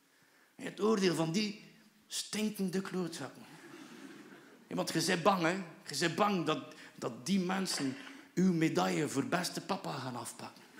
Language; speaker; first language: Dutch; native; Dutch